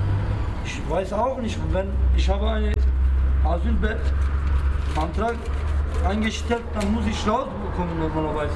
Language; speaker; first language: German; non-native, learner; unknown